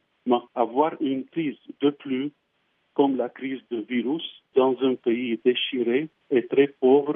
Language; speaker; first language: French; non-native, fluent; Arabic